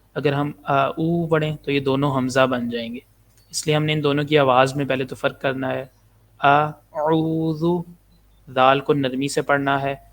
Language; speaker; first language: Urdu; native; Urdu